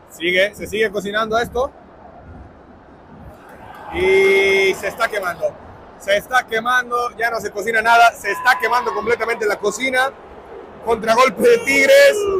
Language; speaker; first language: Spanish; native; Spanish